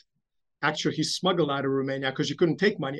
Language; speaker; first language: English; early bilingual, other home language; Romanian